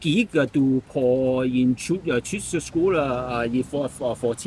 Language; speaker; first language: Danish; non-native, learner; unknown